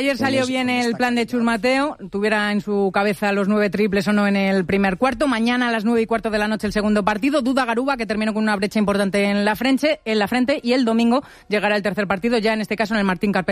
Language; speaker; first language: Spanish; native; Spanish